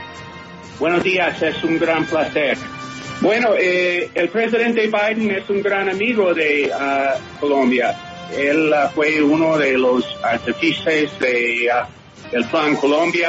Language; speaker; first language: Spanish; non-native, fluent; English